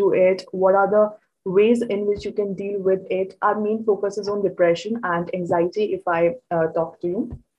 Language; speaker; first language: English; non-native, local second language; Hindi